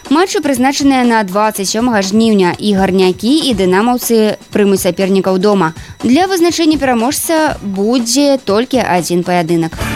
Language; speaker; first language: Belarusian; native; Belarusian